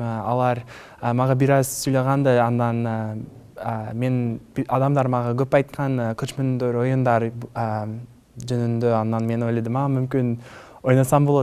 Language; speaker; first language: Kyrgyz; non-native, learner; English